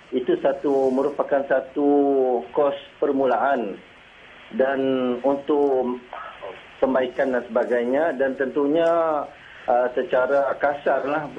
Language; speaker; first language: Malay; native; Malay